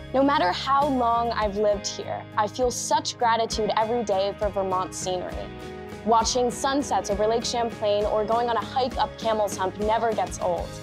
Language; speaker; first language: English; native; English